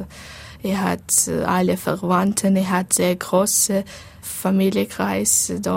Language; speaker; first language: German; non-native, learner; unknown